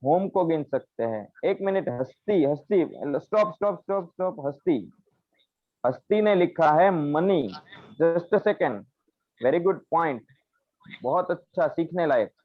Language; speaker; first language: Hindi; non-native, local second language; Gujarati